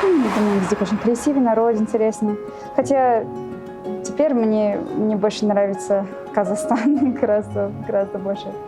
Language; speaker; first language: Russian; non-native, fluent; English